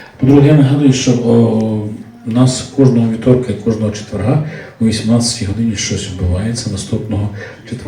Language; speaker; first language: Ukrainian; native; Ukrainian